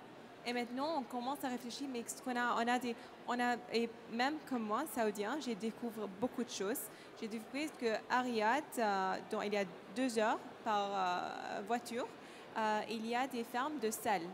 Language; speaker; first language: French; non-native, learner; Arabic